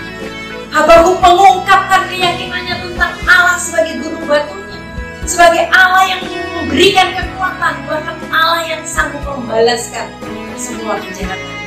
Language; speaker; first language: Indonesian; native; Indonesian